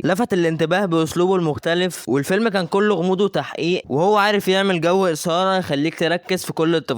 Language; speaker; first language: Arabic; native; Arabic